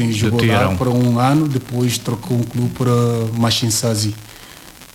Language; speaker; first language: Portuguese; non-native, learner; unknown